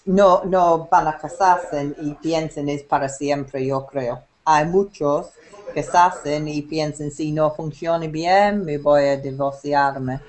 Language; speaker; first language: Spanish; non-native, learner; English